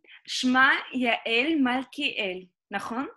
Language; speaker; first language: Hebrew; non-native, fluent; Russian